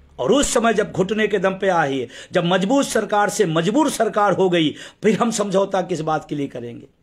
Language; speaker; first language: Hindi; native; Hindi